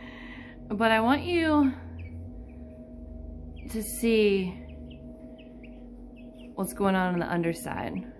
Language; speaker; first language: English; native; English